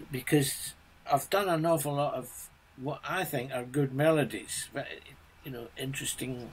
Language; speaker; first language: English; native; English